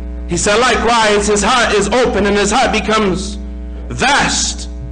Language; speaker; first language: English; native; English